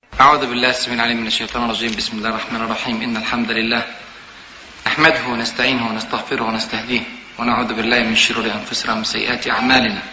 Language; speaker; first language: Arabic; native; Arabic